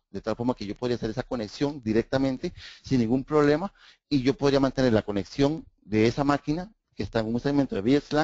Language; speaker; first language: Spanish; native; Spanish